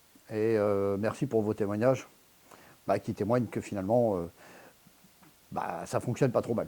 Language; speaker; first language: French; native; French